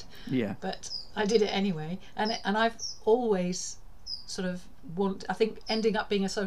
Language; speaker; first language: English; native; English